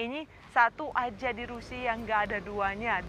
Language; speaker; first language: Indonesian; non-native, fluent; Russian